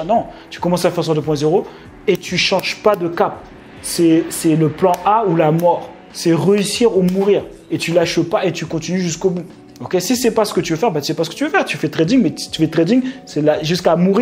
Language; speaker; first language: French; native; French